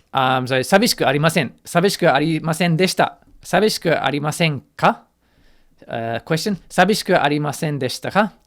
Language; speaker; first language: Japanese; non-native, fluent; English